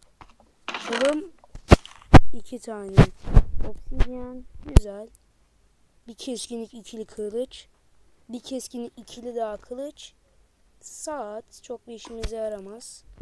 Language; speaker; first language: Turkish; native; Turkish